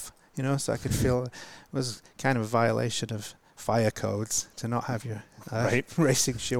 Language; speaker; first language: English; native; English